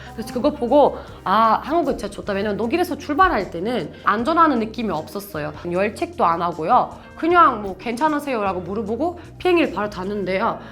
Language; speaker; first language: Korean; non-native, fluent; German